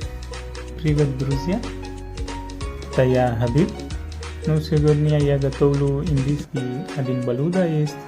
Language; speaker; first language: Russian; non-native, learner; Hindi